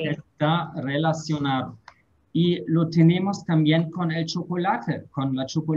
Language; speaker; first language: Spanish; non-native, fluent; German